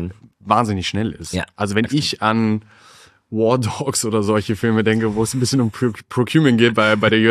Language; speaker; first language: German; native; German